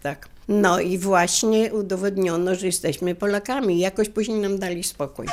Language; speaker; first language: Polish; native; Polish